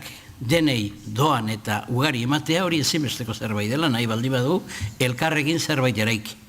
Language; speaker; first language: Basque; native; Basque